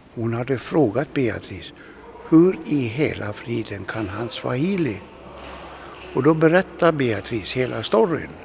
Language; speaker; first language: Swedish; native; Swedish